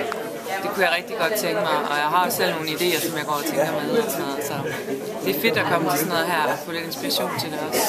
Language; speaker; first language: Danish; native; Danish